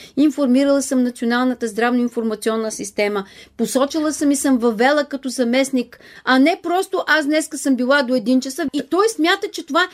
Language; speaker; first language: Bulgarian; native; Bulgarian